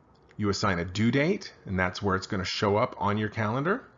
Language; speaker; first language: English; native; English